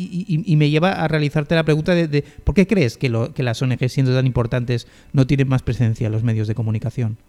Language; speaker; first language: Spanish; native; Spanish